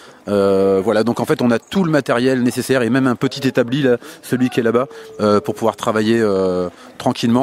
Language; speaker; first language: French; native; French